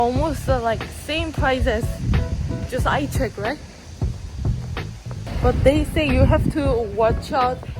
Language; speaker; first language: English; non-native, fluent; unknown